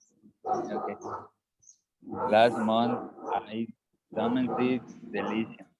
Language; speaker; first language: English; non-native, learner; Spanish